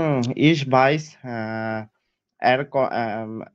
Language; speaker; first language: German; non-native, learner; Bangla